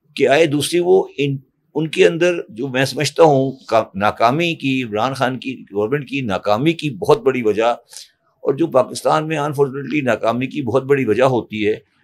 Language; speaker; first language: Urdu; native; Urdu